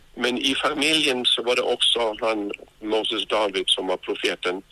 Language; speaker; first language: Swedish; non-native, fluent; Norwegian